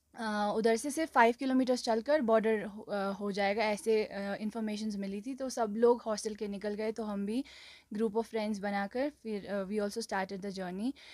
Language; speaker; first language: Hindi; non-native, local second language; Nepali